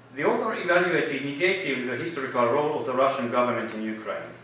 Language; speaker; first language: English; non-native, fluent; Finnish